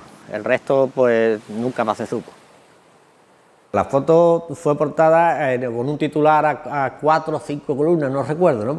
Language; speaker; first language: Spanish; native; Spanish